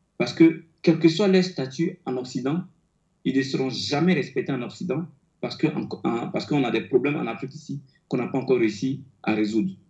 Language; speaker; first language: French; non-native, local second language; Akan